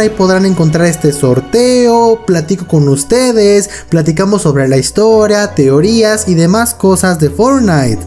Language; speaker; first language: Spanish; native; Spanish